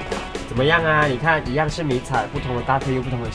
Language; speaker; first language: Chinese; native; Chinese